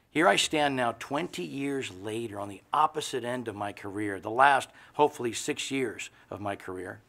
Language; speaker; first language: English; native; English